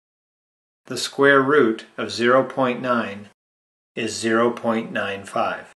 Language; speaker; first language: English; native; English